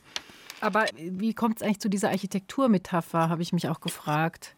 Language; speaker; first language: German; native; German